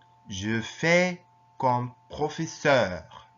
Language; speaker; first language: French; non-native, fluent; Arabic